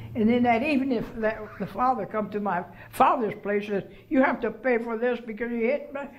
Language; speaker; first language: English; native; English